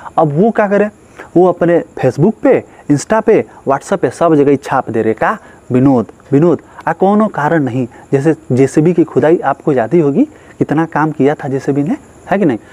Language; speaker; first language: Hindi; native; Hindi